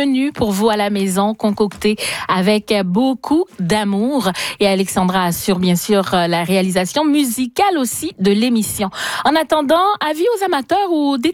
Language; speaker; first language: French; native; French